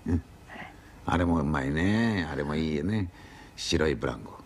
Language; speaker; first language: Japanese; native; Japanese